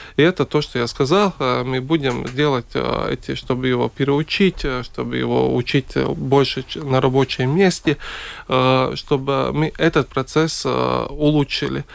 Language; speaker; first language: Russian; non-native, local second language; Latvian